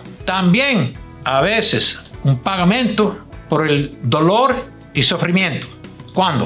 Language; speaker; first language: Spanish; non-native, fluent; English